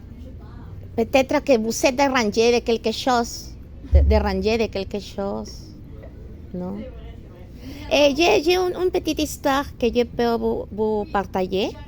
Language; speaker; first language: French; non-native, fluent; Spanish